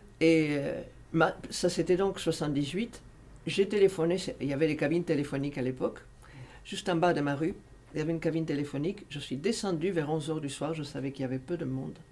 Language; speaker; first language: French; non-native, fluent; Spanish